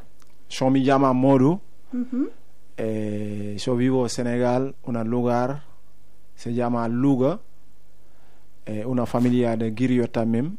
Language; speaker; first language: Spanish; non-native, local second language; Wolof